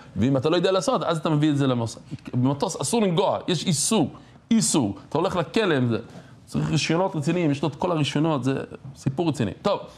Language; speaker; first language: Hebrew; non-native, fluent; English